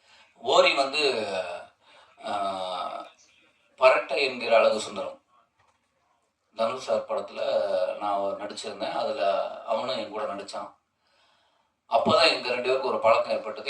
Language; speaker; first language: Tamil; native; Tamil